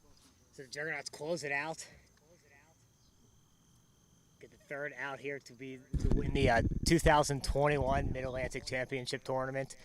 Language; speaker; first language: English; native; English